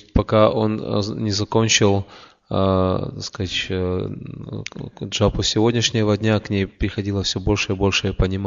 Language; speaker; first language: Russian; native; Russian